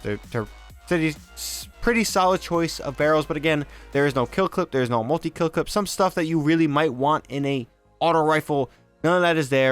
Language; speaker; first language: English; native; English